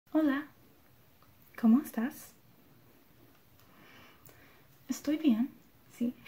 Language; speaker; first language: Spanish; non-native, learner; English